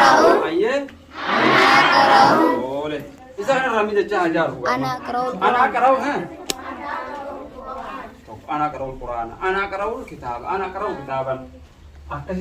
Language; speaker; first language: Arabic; non-native, fluent; Oromo